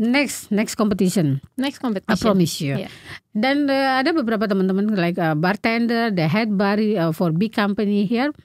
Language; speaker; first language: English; non-native, learner; Indonesian